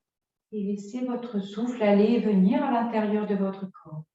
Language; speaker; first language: French; native; French